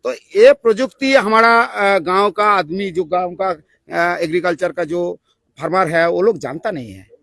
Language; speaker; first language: Hindi; non-native, local second language; Bangla